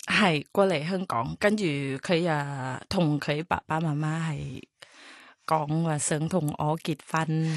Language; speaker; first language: Cantonese; non-native, learner; Thai